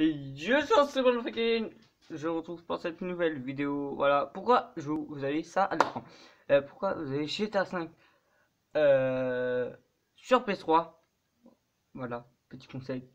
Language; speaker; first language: French; native; French